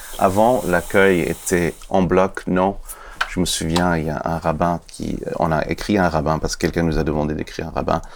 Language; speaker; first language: French; non-native, fluent; Hebrew